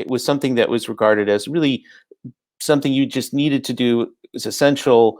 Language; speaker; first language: English; native; English